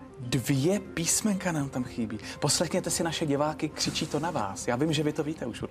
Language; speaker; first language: Czech; native; Czech